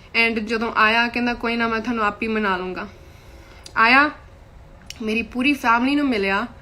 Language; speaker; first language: Punjabi; early bilingual, heritage; Punjabi